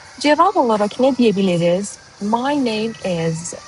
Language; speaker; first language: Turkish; non-native, fluent; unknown